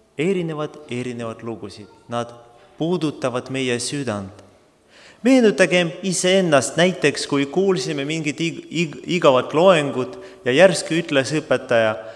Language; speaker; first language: Estonian; non-native, local second language; Russian